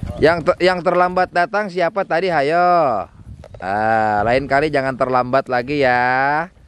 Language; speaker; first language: Indonesian; non-native, local second language; Sundanese